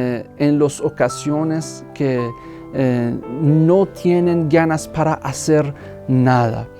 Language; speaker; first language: Spanish; non-native, fluent; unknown